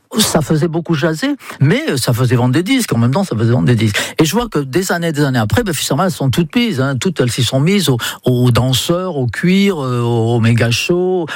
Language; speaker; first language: French; non-native, fluent; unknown